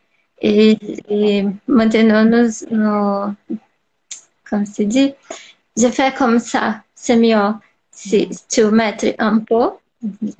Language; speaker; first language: French; non-native, learner; Portuguese